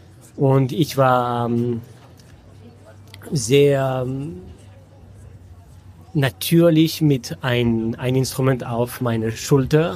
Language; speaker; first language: German; non-native, fluent; French